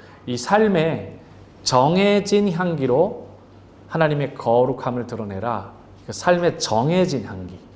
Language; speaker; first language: Korean; native; Korean